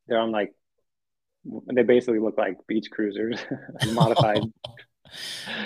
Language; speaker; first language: English; native; English